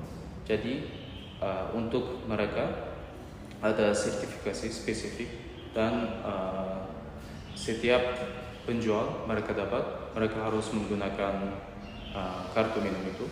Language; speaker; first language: Indonesian; non-native, learner; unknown